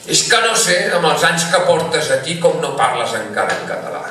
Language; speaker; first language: Catalan; non-native, local second language; Spanish